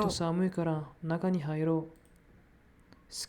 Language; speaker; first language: Japanese; non-native, learner; English